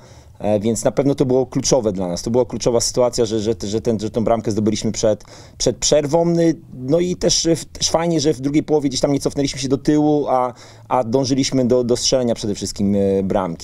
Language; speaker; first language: Polish; native; Polish